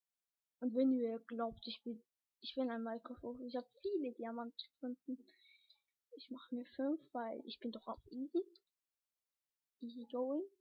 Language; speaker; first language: German; early bilingual, other home language; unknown